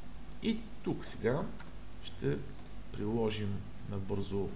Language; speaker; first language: Bulgarian; native; Bulgarian